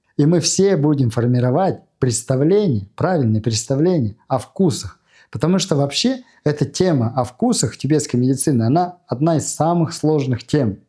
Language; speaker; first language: Russian; non-native, fluent; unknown